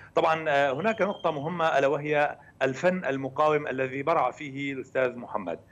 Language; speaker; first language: Arabic; native; Arabic